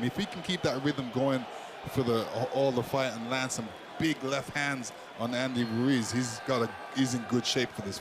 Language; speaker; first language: English; native; English